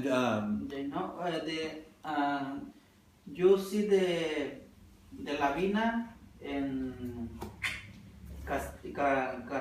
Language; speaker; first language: English; non-native, learner; Spanish